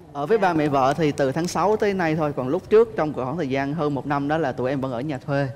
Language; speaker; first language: Vietnamese; native; Vietnamese